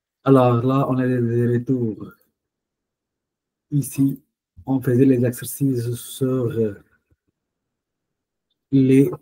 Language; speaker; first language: French; non-native, fluent; Punjabi